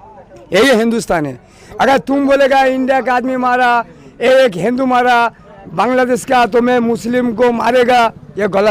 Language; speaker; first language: Hindi; non-native, local second language; Bangla